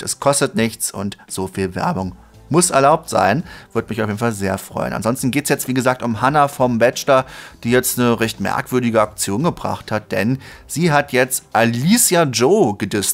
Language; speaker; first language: German; native; German